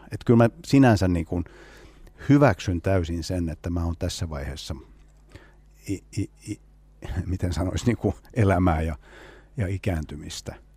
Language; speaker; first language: Finnish; non-native, local second language; Swedish